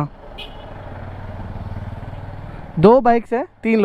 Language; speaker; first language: Hindi; non-native, local second language; Telugu